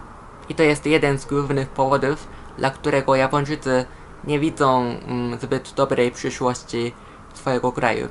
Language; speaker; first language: Polish; non-native, fluent; Japanese